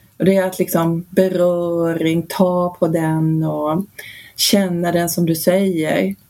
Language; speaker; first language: Swedish; early bilingual, heritage; Swedish